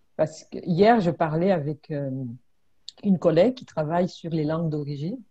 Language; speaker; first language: French; non-native, local second language; Kinyarwanda